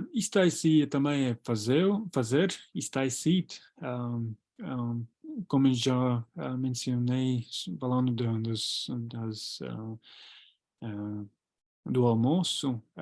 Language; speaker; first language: Portuguese; non-native, fluent; Latvian